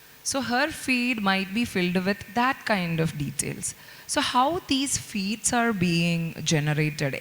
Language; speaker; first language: English; non-native, local second language; Malayalam